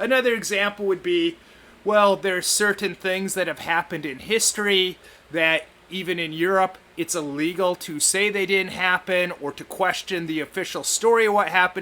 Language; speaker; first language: English; native; English